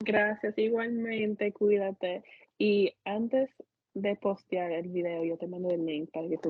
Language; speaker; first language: Spanish; non-native, fluent; English